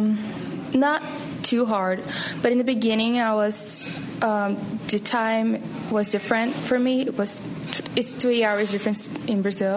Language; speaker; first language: English; non-native, fluent; Portuguese